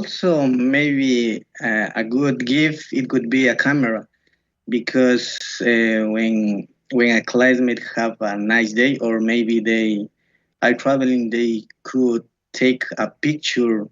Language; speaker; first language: English; non-native, learner; Spanish